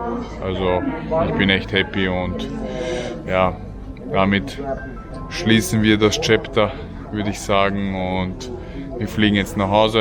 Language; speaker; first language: German; early bilingual, other home language; Serbian